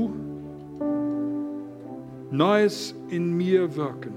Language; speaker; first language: German; native; German